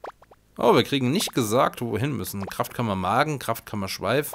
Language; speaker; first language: German; native; German